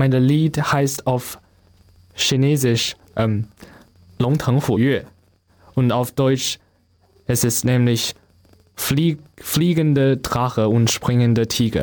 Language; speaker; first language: German; non-native, learner; Chinese